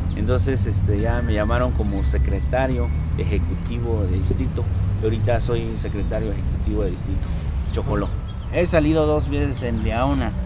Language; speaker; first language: Spanish; non-native, local second language; Tzotzil